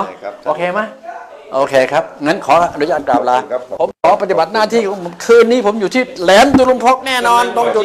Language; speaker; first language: Thai; native; Thai